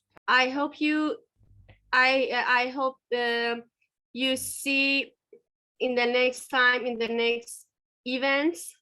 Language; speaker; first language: English; non-native, learner; Persian